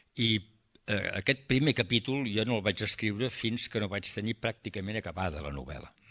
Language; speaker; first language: Catalan; early bilingual, heritage; Catalan